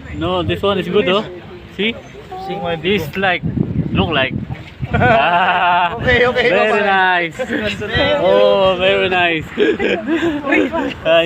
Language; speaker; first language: English; non-native, local second language; Filipino